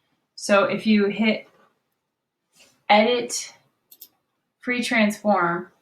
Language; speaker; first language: English; native; English